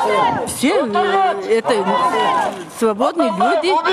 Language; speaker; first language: Russian; non-native, local second language; Kyrgyz